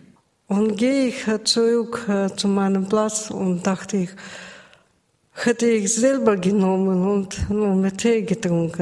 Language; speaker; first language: German; non-native, learner; Russian